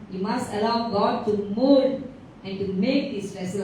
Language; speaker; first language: English; non-native, local second language; Tamil